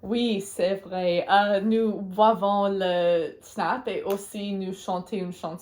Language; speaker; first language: French; non-native, learner; Swedish